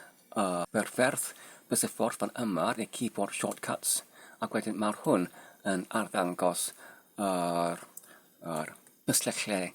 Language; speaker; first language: Welsh; non-native, learner; Polish